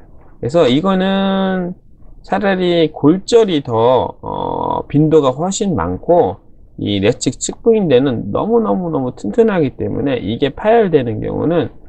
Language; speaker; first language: Korean; native; Korean